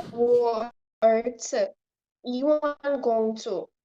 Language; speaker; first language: Chinese; non-native, learner; Urdu